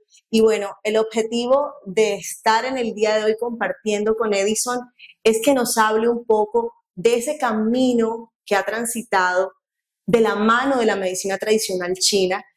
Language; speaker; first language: Spanish; native; Spanish